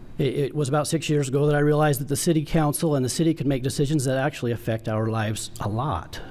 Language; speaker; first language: English; native; English